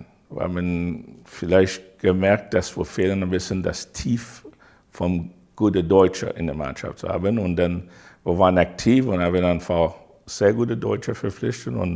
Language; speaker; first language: German; non-native, fluent; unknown